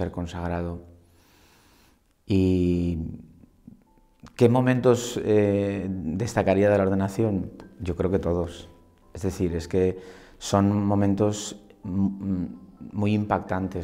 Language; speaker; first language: Spanish; native; Spanish